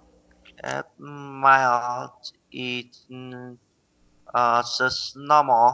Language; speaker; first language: English; non-native, learner; Vietnamese